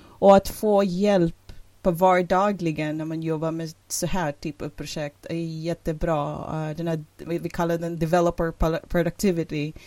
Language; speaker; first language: Swedish; non-native, fluent; Filipino